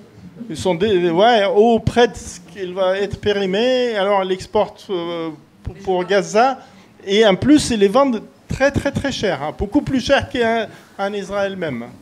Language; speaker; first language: French; non-native, fluent; Arabic